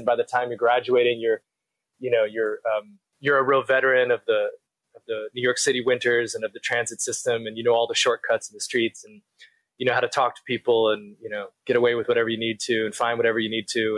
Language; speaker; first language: English; native; English